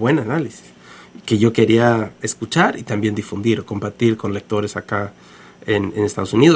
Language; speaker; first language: Spanish; non-native, fluent; English